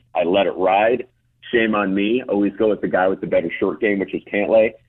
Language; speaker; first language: English; native; English